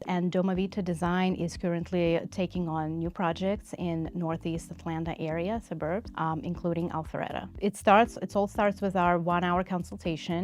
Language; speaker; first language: English; non-native, fluent; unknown